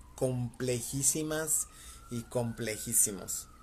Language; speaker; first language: Spanish; native; Spanish